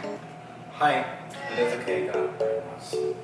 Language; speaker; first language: Japanese; non-native, learner; English